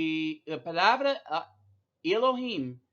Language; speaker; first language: Portuguese; non-native, learner; English